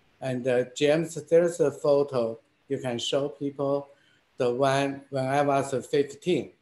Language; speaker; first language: English; non-native, fluent; Chinese